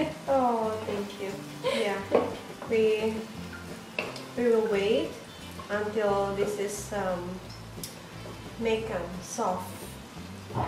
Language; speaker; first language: English; non-native, learner; Indonesian